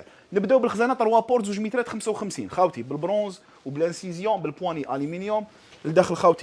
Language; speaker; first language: Arabic; native; Arabic